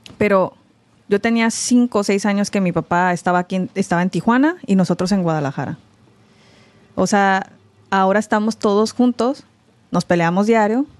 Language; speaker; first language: Spanish; early bilingual, other home language; Korean